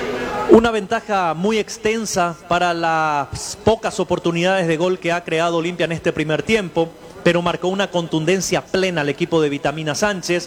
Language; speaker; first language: Spanish; native; Spanish